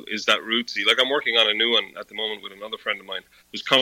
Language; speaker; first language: English; native; English